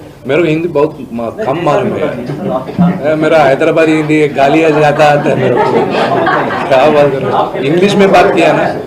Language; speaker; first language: Hindi; non-native, local second language; Telugu